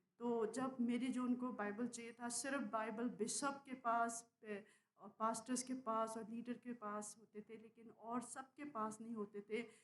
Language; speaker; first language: Hindi; non-native, local second language; Nepali